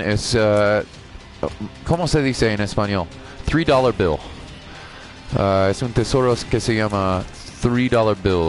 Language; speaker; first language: Spanish; non-native, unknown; English